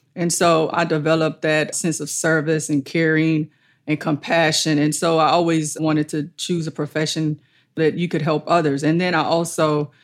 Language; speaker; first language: English; native; English